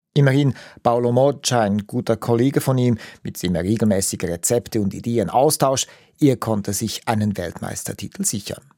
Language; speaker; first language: German; native; German